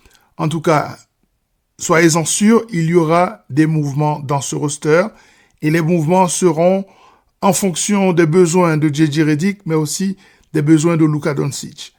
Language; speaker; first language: French; native; French